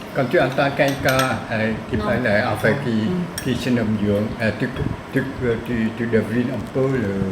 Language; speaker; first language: French; non-native, local second language; Vietnamese